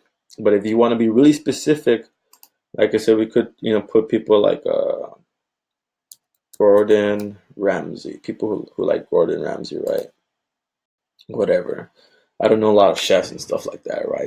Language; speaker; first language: English; native; English